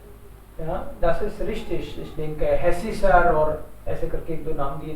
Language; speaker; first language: German; non-native, fluent; Hindi